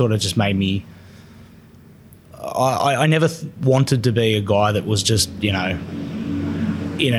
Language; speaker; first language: English; native; English